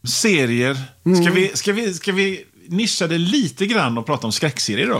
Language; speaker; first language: Swedish; native; Swedish